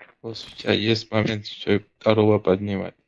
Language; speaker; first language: Russian; non-native, fluent; Georgian